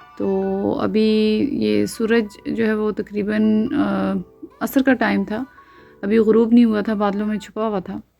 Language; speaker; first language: Urdu; native; Urdu